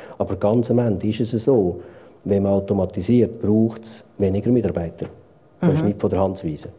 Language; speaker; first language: German; native; German